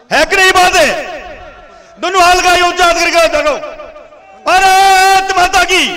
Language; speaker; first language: Hindi; native; Hindi